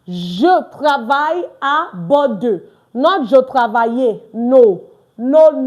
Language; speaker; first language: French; non-native, fluent; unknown